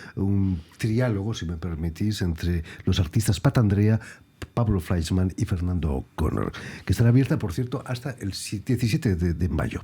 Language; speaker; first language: Spanish; native; Spanish